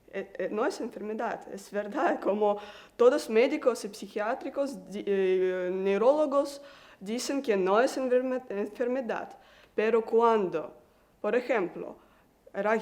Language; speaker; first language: Spanish; non-native, learner; Russian